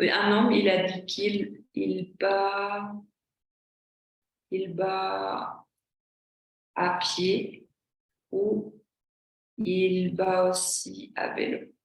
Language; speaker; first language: French; non-native, fluent; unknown